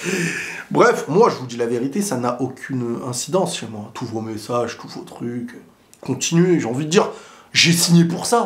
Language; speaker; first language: French; native; French